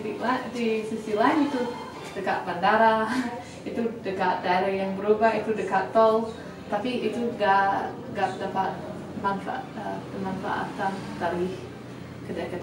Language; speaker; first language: Indonesian; non-native, fluent; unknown